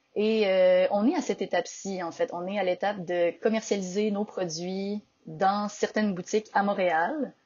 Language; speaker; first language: French; native; French